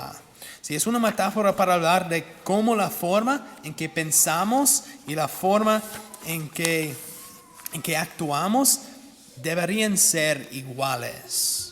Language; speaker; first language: Spanish; non-native, fluent; English